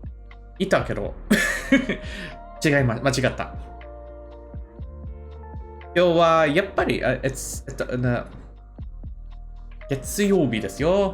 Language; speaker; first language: Japanese; non-native, learner; English